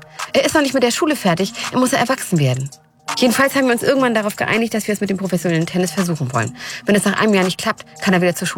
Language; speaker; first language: German; native; German